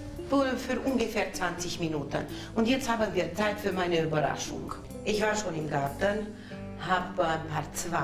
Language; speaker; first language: German; non-native, local second language; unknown